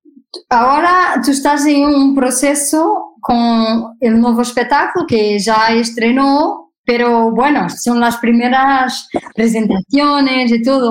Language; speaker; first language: Spanish; non-native, fluent; Portuguese